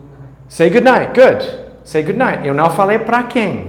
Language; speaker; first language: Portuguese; non-native, fluent; English